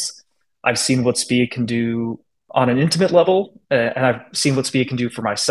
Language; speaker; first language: English; native; English